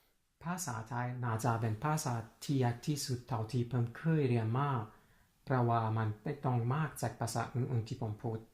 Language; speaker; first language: Thai; non-native, fluent; Persian